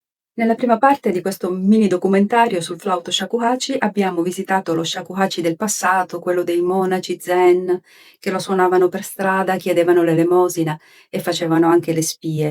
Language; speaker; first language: Italian; native; Italian